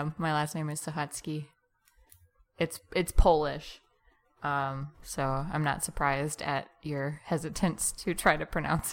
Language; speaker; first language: English; native; English